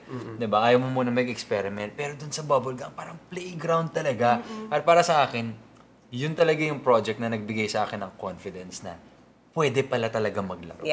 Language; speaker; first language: Filipino; native; Filipino